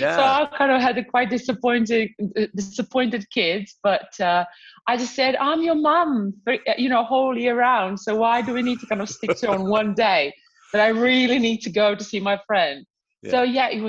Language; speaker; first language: English; non-native, fluent; Croatian